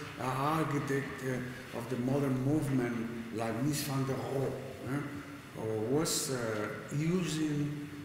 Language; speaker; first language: English; non-native, learner; Spanish